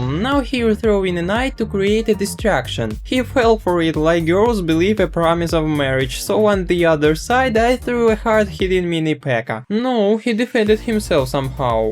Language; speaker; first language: English; non-native, fluent; Russian